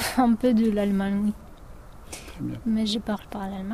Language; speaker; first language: French; non-native, learner; Russian